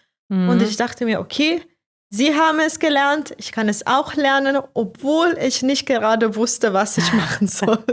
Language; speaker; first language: German; non-native, fluent; Croatian